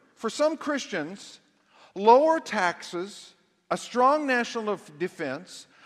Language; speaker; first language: English; native; English